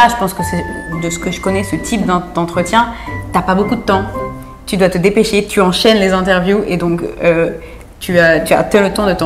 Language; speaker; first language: French; native; French